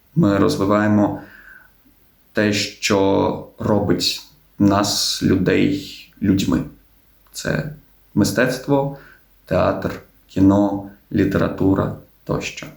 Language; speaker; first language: Ukrainian; non-native, local second language; Russian